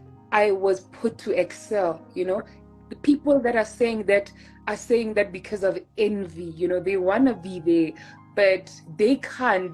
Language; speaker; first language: English; non-native, local second language; Tswana